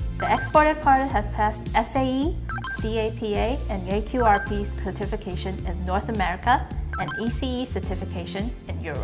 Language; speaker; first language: English; non-native, fluent; Chinese